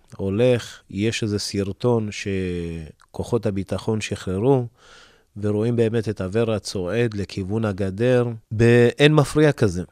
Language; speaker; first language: Hebrew; early bilingual, other home language; Amharic